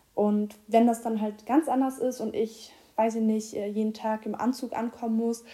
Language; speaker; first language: German; native; German